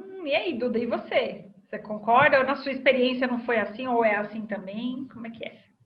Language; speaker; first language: Portuguese; native; Portuguese